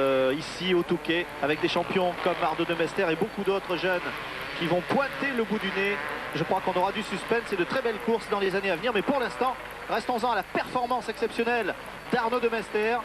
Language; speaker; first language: French; native; French